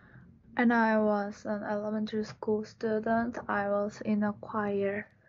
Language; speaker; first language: English; non-native, learner; Japanese